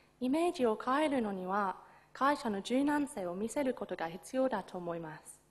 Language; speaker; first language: Japanese; non-native, fluent; English